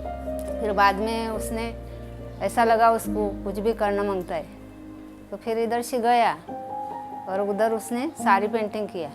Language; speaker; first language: Hindi; non-native, local second language; Marathi